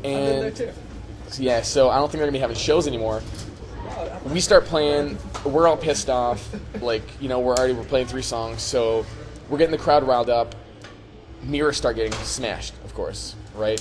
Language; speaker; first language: English; native; English